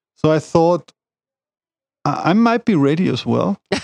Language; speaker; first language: English; non-native, fluent; German